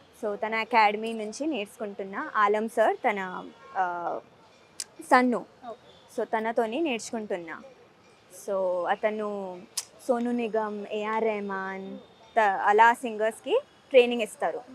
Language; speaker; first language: Telugu; early bilingual, heritage; Telugu